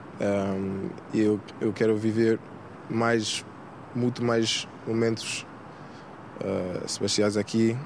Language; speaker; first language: Portuguese; non-native, fluent; English